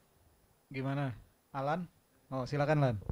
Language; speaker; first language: Indonesian; native; Indonesian